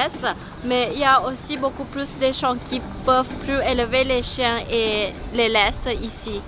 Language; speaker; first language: French; non-native, learner; Thai